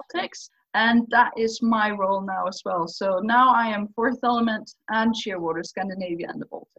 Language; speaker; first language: English; non-native, fluent; Faroese